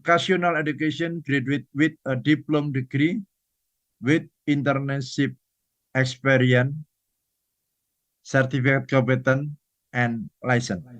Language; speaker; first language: English; non-native, fluent; Indonesian